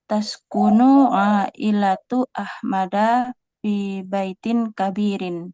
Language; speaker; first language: Arabic; non-native, learner; Indonesian